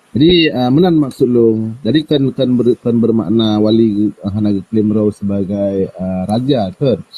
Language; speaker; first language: Malay; non-native, local second language; Achinese